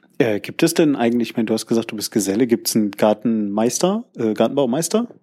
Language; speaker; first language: German; native; German